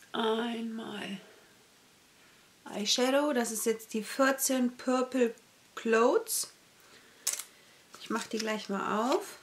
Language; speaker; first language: German; native; German